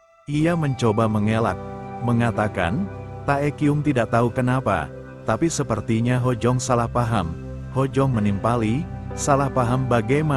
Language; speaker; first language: Indonesian; native; Indonesian